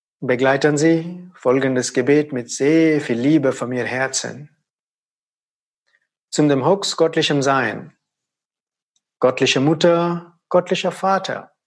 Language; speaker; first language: German; non-native, fluent; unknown